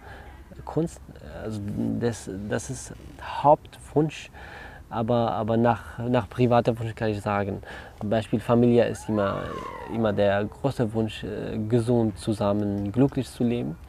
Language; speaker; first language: German; non-native, learner; Kurdish